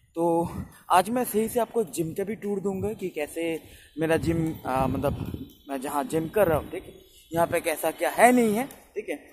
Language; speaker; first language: Hindi; non-native, local second language; Bangla